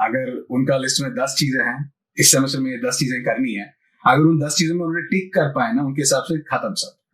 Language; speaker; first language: Hindi; non-native, local second language; Malayalam